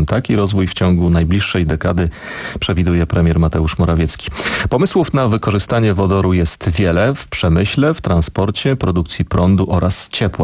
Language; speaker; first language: Polish; native; Polish